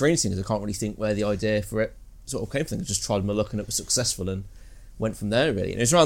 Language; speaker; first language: English; native; English